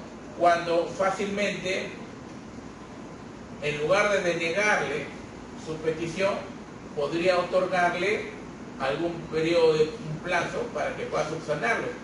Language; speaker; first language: Spanish; native; Spanish